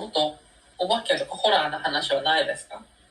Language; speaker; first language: Japanese; native; Japanese